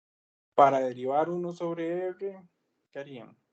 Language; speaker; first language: Spanish; native; Spanish